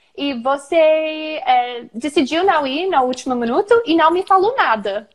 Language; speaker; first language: Portuguese; non-native, fluent; English